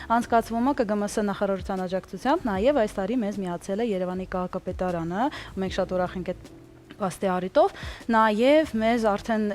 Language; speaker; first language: Armenian; early bilingual, heritage; Armenian